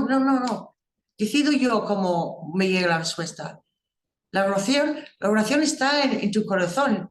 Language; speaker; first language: Spanish; non-native, fluent; English